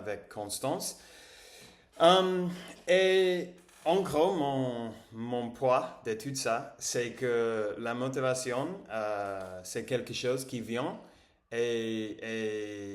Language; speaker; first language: French; non-native, learner; English